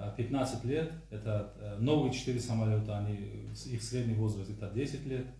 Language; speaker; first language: Russian; non-native, local second language; Tajik